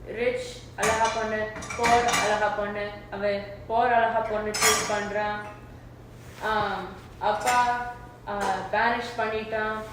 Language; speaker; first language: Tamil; early bilingual, heritage; Tamil